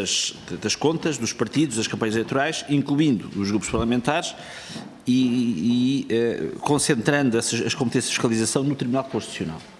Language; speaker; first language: Portuguese; native; Portuguese